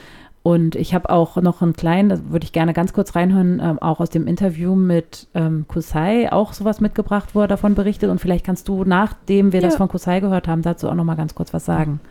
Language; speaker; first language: German; native; German